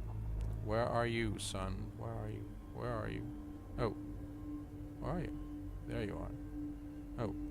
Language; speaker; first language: English; native; English